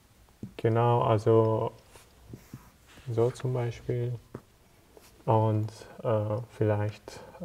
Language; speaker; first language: German; non-native, learner; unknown